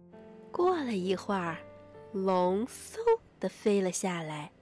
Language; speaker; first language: Chinese; native; Chinese